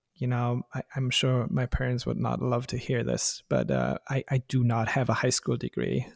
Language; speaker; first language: English; non-native, fluent; German